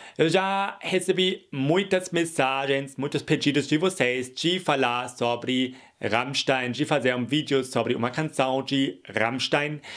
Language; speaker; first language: Portuguese; non-native, fluent; German